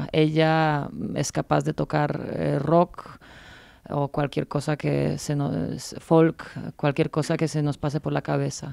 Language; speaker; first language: Spanish; non-native, fluent; Polish